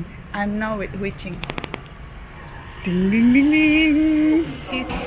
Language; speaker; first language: English; non-native, fluent; Indonesian